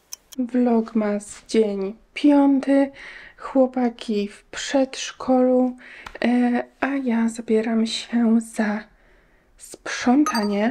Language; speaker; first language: Polish; native; Polish